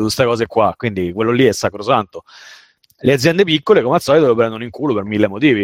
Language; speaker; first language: Italian; native; Italian